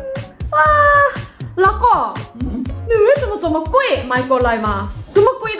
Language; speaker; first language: Chinese; non-native, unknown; Korean